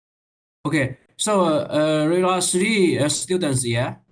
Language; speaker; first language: English; non-native, learner; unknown